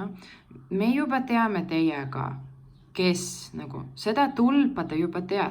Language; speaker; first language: Estonian; non-native, local second language; Russian